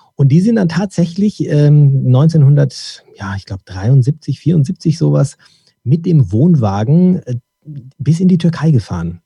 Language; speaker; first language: German; early bilingual, other home language; Turkish